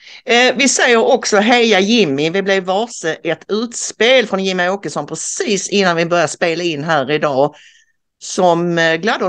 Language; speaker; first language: Swedish; native; Swedish